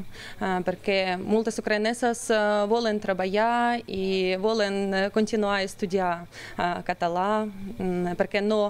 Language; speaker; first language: Catalan; non-native, learner; Ukrainian